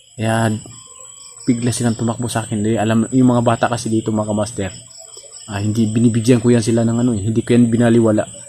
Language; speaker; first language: Filipino; non-native, local second language; Cebuano